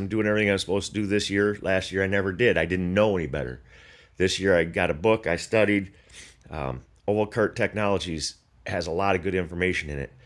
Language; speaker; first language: English; native; English